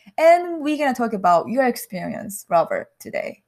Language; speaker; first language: English; non-native, fluent; Japanese